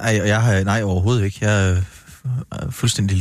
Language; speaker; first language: Danish; native; Danish